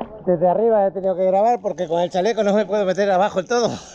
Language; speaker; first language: Spanish; native; Spanish